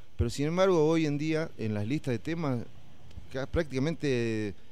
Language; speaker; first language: Spanish; native; Spanish